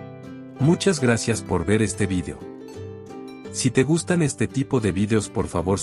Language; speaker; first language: Spanish; native; Spanish